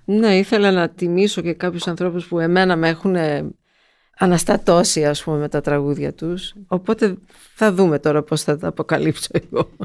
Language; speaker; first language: Greek; early bilingual, heritage; Greek